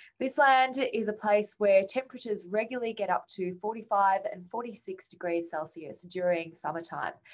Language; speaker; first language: English; native; English